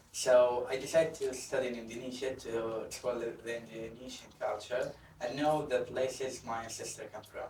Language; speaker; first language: English; non-native, fluent; Arabic